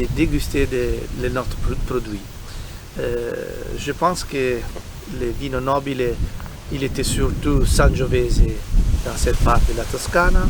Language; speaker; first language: French; non-native, learner; Italian